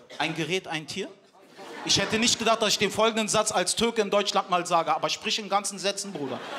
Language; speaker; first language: German; early bilingual, other home language; Turkish